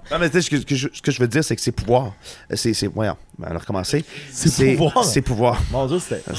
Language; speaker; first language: French; native; French